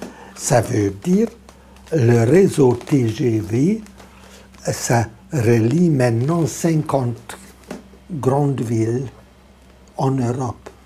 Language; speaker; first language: French; non-native, fluent; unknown